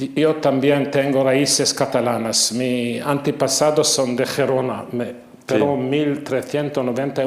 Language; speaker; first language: Spanish; non-native, fluent; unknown